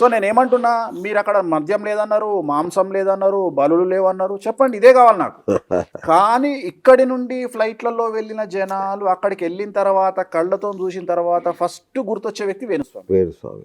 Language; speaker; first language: Telugu; native; Telugu